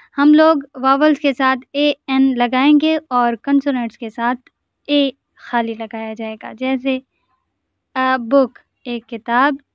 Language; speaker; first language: Urdu; non-native, local second language; Sindhi